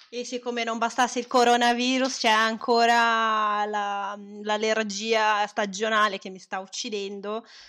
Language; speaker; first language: Italian; non-native, fluent; Portuguese